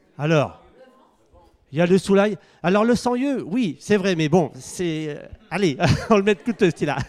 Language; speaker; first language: French; native; French